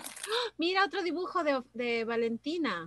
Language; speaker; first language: Spanish; native; Spanish